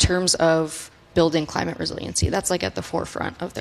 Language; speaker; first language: English; native; English